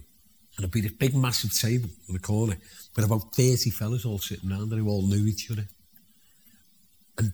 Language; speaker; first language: English; native; English